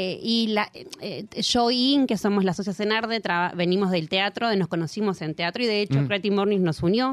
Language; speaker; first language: Spanish; native; Spanish